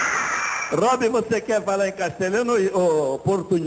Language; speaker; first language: Spanish; non-native, fluent; Portuguese